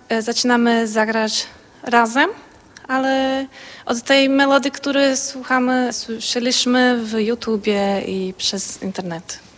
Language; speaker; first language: Polish; non-native, learner; Portuguese